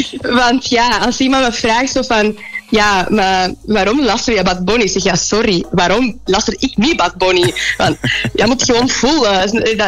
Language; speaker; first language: Dutch; non-native, fluent; Spanish